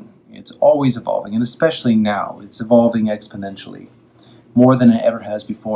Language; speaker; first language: English; native; English